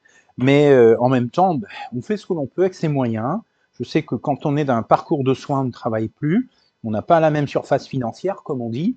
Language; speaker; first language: French; native; French